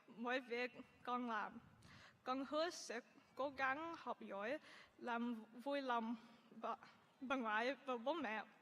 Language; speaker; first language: Vietnamese; early bilingual, other home language; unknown